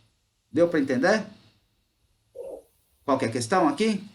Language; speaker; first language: Portuguese; native; Portuguese